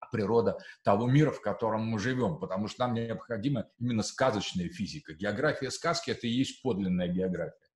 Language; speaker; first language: Russian; native; Russian